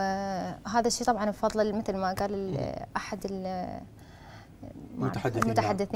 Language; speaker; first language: Arabic; native; Arabic